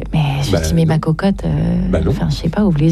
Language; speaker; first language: French; native; French